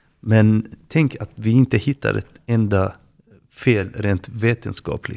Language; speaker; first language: Swedish; non-native, fluent; Arabic